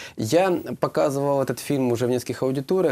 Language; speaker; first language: Russian; native; Russian